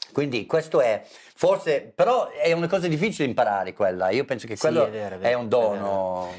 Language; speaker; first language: Italian; non-native, fluent; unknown